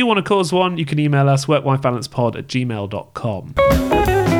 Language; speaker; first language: English; native; English